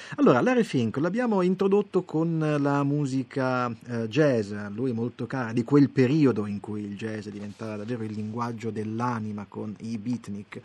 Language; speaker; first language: Italian; native; Italian